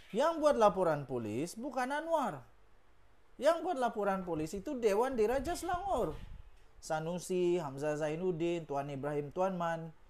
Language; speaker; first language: Malay; native; Malay